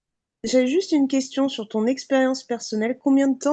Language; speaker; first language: French; native; French